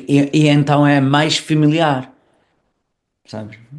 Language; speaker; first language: Portuguese; non-native, fluent; English